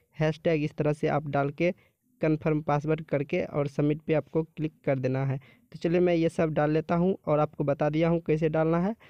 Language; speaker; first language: Hindi; native; Hindi